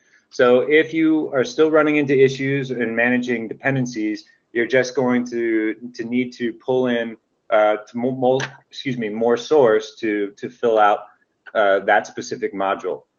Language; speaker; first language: English; native; English